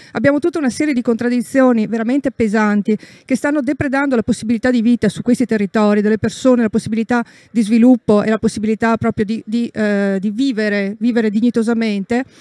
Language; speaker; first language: Italian; native; Italian